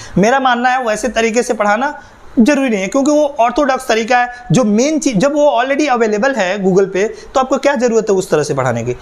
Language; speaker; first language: Hindi; native; Hindi